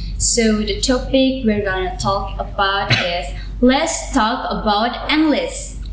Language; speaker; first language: English; non-native, learner; Indonesian